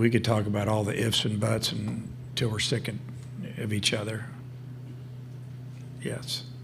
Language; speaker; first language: English; native; English